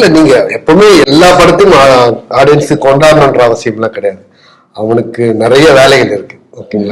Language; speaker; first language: Tamil; native; Tamil